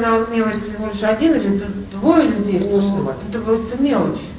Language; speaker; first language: Russian; native; Russian